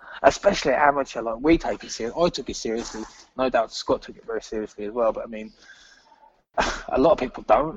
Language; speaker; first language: English; native; English